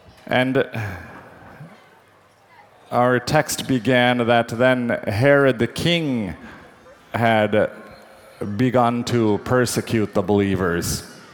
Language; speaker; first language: English; native; English